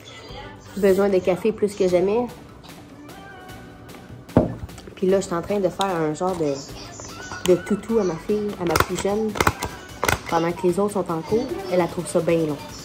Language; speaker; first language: French; native; French